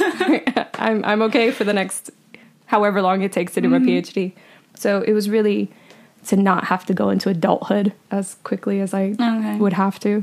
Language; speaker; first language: English; early bilingual, other home language; Spanish